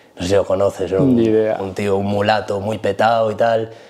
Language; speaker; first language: Spanish; native; Spanish